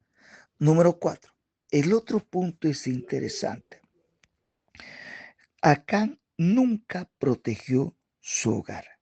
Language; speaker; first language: Spanish; native; Spanish